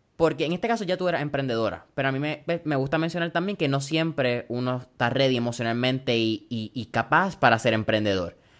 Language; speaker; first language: Spanish; early bilingual, heritage; Spanish